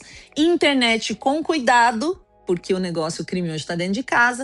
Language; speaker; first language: Portuguese; native; Portuguese